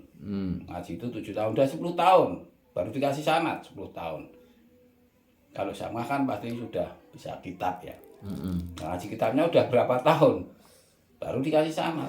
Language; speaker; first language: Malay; non-native, local second language; Javanese